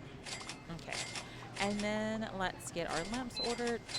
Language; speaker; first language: English; native; English